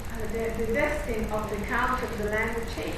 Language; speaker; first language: English; non-native, learner; Italian